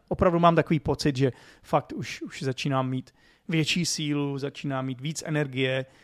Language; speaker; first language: Czech; native; Czech